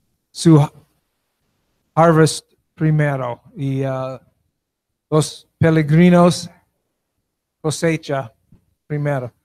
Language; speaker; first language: Spanish; non-native, learner; English